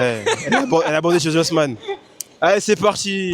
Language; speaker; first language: French; native; French